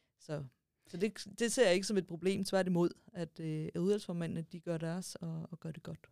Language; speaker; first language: Danish; native; Danish